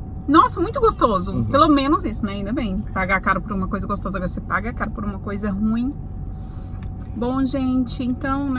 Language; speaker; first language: Portuguese; native; Portuguese